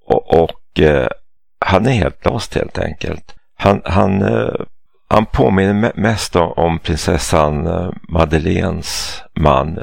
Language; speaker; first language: Swedish; native; Swedish